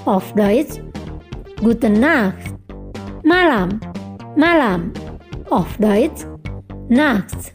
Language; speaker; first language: German; non-native, fluent; Indonesian